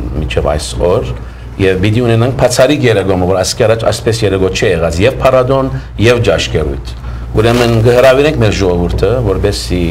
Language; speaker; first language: Armenian; early bilingual, heritage; Armenian